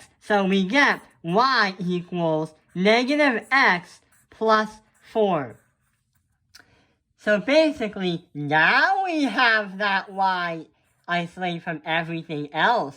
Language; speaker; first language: English; native; English